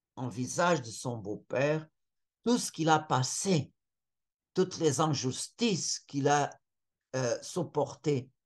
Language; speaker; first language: French; non-native, fluent; Portuguese